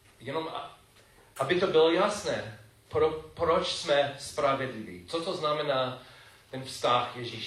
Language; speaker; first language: Czech; non-native, fluent; English